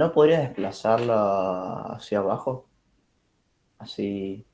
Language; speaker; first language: Spanish; native; Spanish